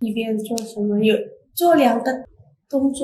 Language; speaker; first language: Chinese; non-native, fluent; Indonesian